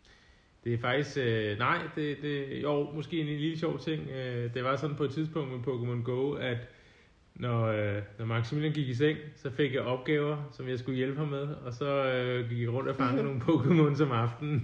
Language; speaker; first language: Danish; native; Danish